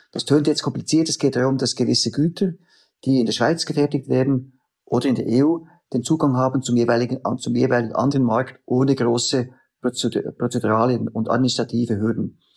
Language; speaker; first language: German; native; German